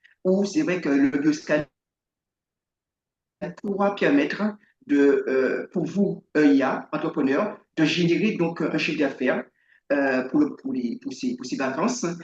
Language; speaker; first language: French; native; French